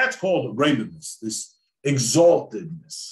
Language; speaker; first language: English; native; English